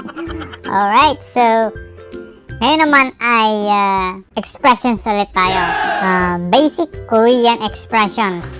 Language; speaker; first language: Filipino; non-native, local second language; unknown